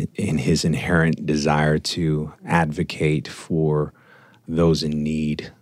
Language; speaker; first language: English; native; English